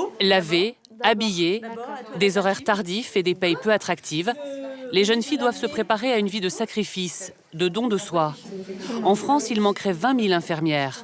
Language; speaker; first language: French; native; French